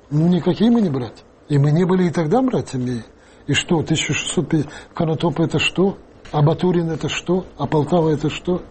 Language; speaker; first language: Russian; non-native, local second language; Ukrainian